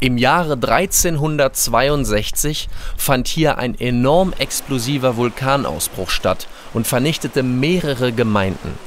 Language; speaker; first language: German; native; German